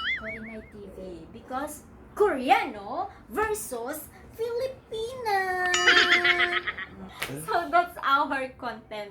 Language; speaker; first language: English; non-native, local second language; Filipino